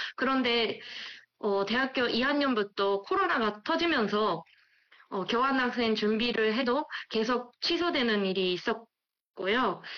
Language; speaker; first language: Korean; non-native, fluent; Japanese